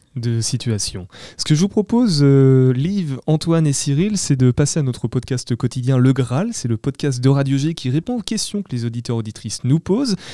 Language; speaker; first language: French; native; French